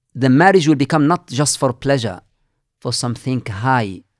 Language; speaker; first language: English; non-native, fluent; Arabic